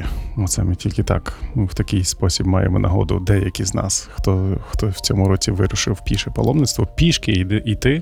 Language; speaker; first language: Ukrainian; native; Ukrainian